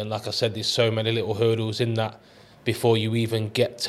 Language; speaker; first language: English; native; English